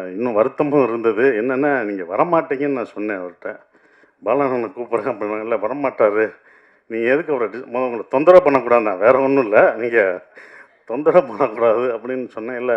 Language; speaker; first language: Tamil; native; Tamil